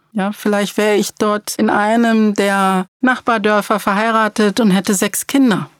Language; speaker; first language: German; early bilingual, other home language; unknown